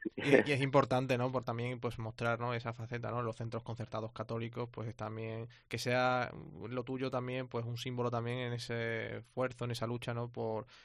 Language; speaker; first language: Spanish; native; Spanish